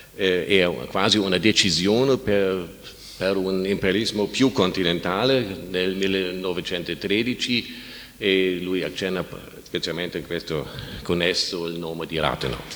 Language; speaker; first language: Italian; non-native, learner; German